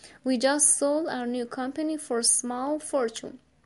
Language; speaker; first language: English; non-native, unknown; Persian